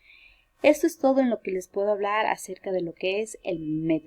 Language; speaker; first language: Spanish; native; Spanish